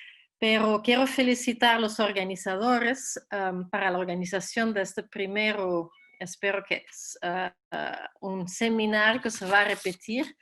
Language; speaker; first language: Spanish; non-native, fluent; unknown